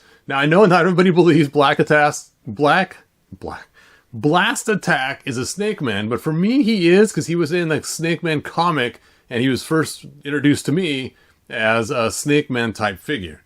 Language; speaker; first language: English; native; English